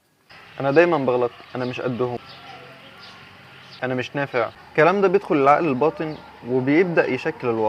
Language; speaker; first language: Arabic; native; Arabic